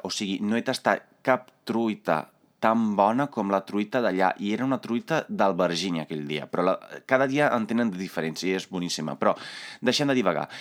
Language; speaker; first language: Catalan; non-native, fluent; Italian